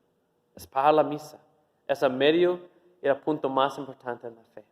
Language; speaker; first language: Spanish; non-native, fluent; English